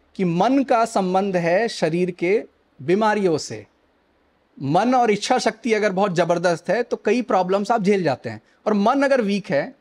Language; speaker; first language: Hindi; native; Hindi